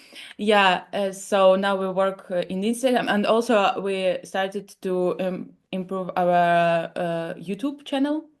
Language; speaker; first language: English; non-native, learner; Russian